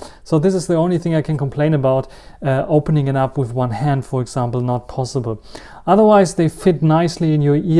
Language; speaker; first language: English; non-native, fluent; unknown